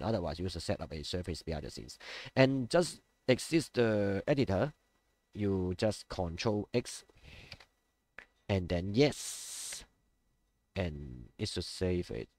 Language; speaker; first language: English; non-native, local second language; Cantonese